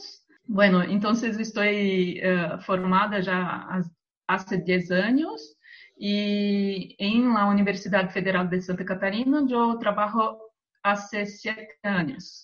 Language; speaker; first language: Spanish; non-native, fluent; Portuguese